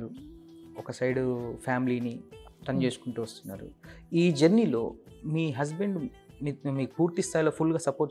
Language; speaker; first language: Telugu; native; Telugu